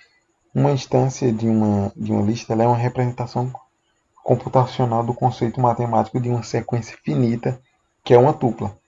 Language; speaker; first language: Portuguese; native; Portuguese